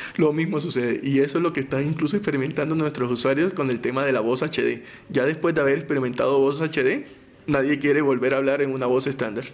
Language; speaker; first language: Spanish; native; Spanish